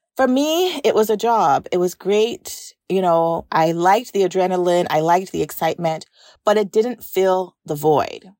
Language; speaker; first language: English; non-native, local second language; Yoruba